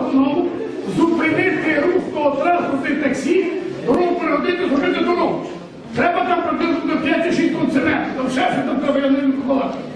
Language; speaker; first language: Ukrainian; native; Ukrainian